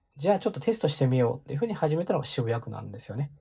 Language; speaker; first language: Japanese; native; Japanese